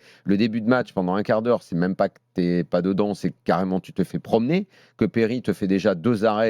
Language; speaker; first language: French; native; French